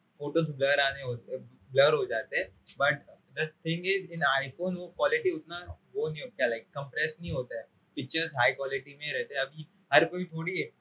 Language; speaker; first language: Hindi; non-native, local second language; Marathi